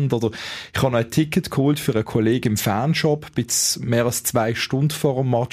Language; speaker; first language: German; native; German